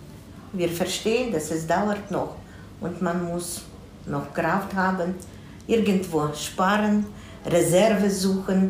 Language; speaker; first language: German; non-native, fluent; Russian